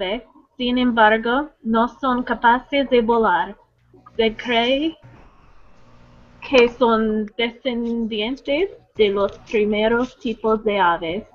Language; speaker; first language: Spanish; non-native, learner; English